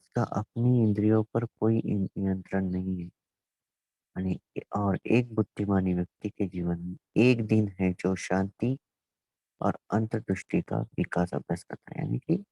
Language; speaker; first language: Hindi; non-native, local second language; Marathi